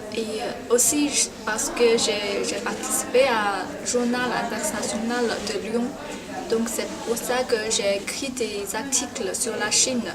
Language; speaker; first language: French; non-native, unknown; Chinese